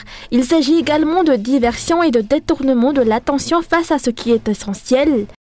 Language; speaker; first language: French; non-native, local second language; Malagasy